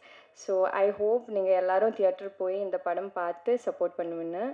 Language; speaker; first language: Tamil; non-native, learner; Malayalam